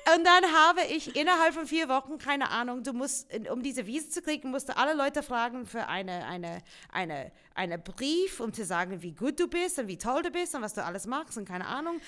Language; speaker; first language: German; non-native, fluent; English